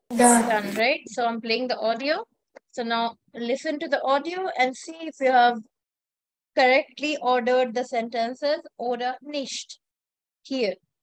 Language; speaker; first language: English; non-native, local second language; Hindi